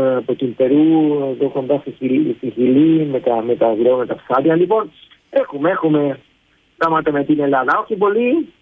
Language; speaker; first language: Greek; early bilingual, heritage; Spanish